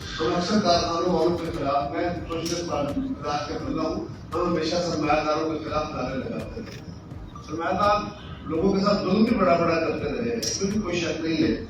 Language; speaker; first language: Urdu; non-native, local second language; Punjabi